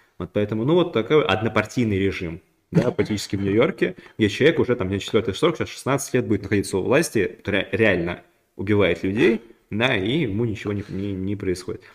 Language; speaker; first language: Russian; native; Russian